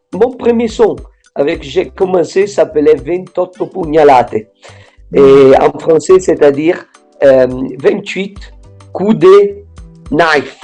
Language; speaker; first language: French; non-native, fluent; Italian